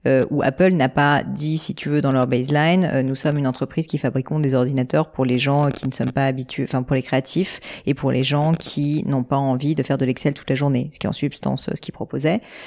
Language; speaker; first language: French; native; French